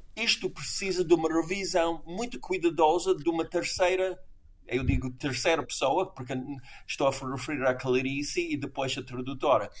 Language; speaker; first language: Portuguese; non-native, fluent; English